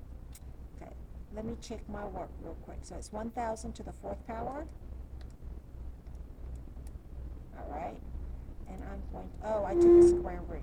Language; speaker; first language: English; native; English